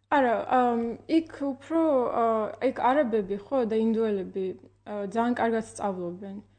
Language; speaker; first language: Georgian; early bilingual, heritage; Georgian